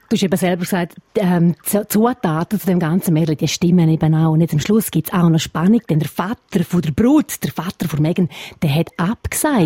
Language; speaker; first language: German; native; German